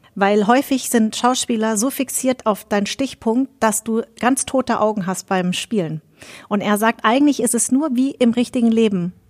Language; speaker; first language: German; early bilingual, other home language; Vietnamese